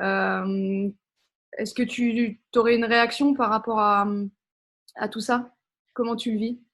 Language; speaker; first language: French; native; French